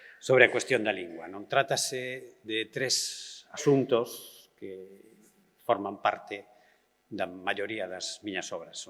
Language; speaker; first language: Galician; native; Galician